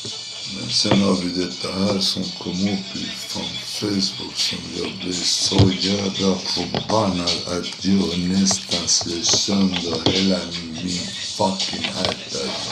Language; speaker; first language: Swedish; non-native, fluent; Spanish